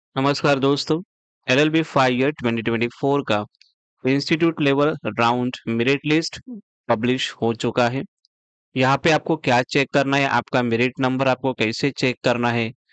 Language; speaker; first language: Hindi; non-native, local second language; Marathi